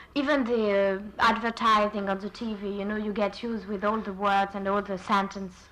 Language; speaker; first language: English; non-native, fluent; French